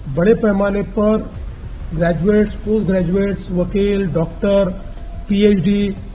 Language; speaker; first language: Hindi; non-native, local second language; Marathi